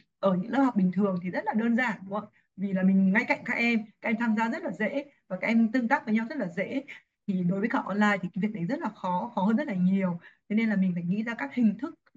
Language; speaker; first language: Vietnamese; native; Vietnamese